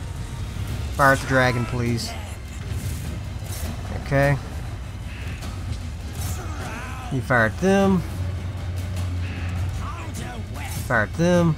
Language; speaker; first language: English; native; English